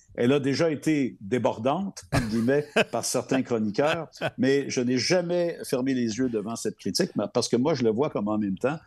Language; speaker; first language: French; native; French